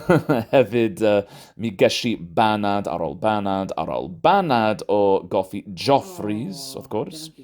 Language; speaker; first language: Welsh; non-native, fluent; English